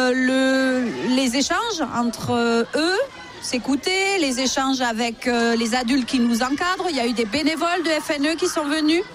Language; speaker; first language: French; native; French